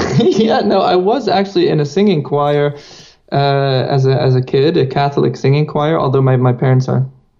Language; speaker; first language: English; non-native, fluent; Dutch